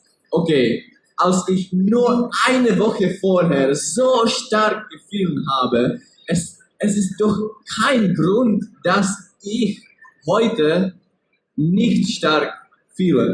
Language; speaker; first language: German; non-native, learner; Czech